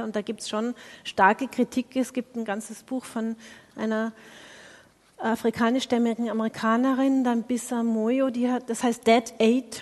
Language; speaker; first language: German; native; German